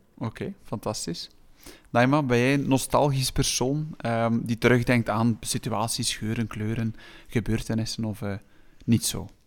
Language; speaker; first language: Dutch; native; Dutch